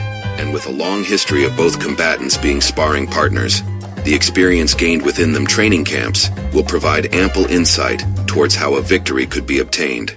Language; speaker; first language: English; native; English